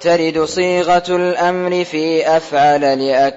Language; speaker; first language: Arabic; native; Arabic